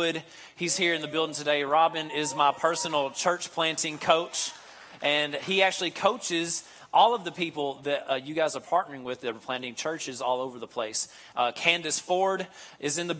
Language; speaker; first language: English; native; English